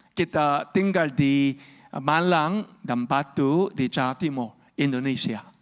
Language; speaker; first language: Indonesian; non-native, learner; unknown